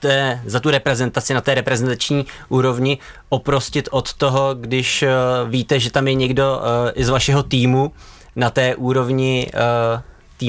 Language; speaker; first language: Czech; native; Czech